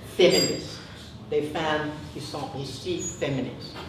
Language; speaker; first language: French; non-native, learner; English